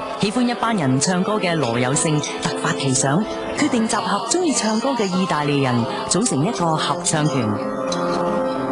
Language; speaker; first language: Cantonese; native; Cantonese